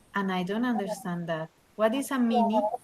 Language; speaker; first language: English; non-native, learner; Spanish